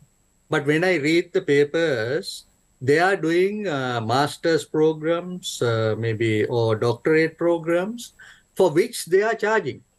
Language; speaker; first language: English; non-native, local second language; Sinhala